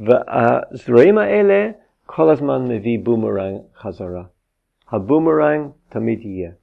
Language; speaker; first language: Hebrew; non-native, fluent; English